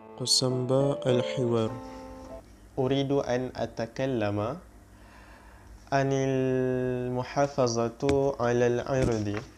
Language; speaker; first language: Arabic; non-native, learner; Malay